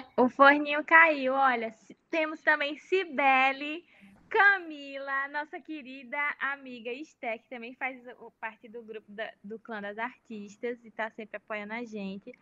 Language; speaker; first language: Portuguese; native; Portuguese